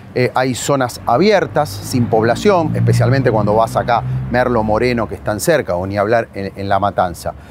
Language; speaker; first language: Spanish; native; Spanish